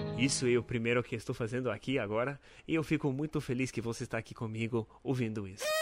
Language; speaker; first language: Portuguese; non-native, learner; English